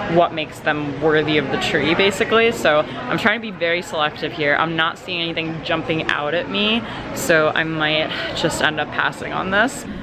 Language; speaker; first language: English; native; English